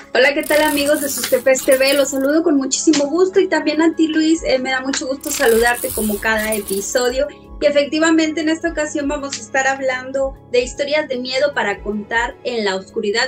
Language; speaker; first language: Spanish; native; Spanish